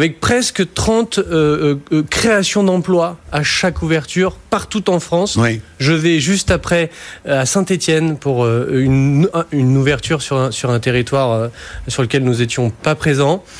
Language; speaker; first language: French; native; French